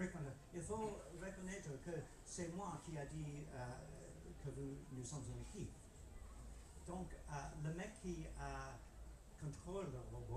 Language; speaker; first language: French; non-native, learner; English